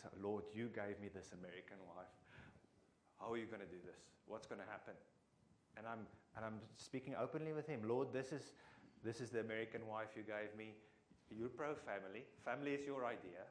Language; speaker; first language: English; non-native, local second language; Afrikaans